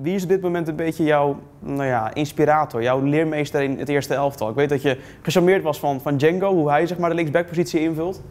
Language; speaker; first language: Dutch; native; Dutch